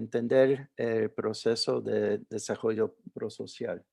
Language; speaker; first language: Spanish; early bilingual, heritage; Spanish